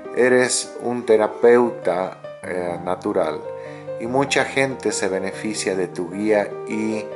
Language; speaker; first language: Spanish; native; Spanish